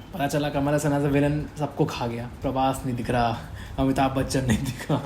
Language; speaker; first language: Hindi; non-native, local second language; Malayalam